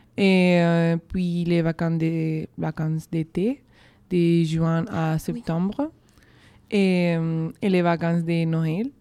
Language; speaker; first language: French; non-native, learner; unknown